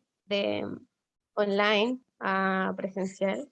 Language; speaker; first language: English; non-native, learner; Spanish